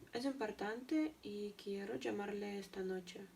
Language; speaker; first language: Spanish; non-native, learner; Russian